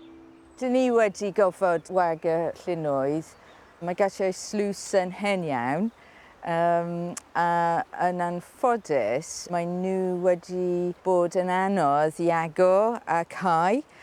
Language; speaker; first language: Welsh; non-native, learner; English